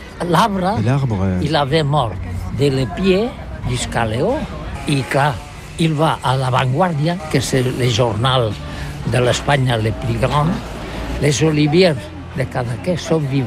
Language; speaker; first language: French; non-native, learner; Catalan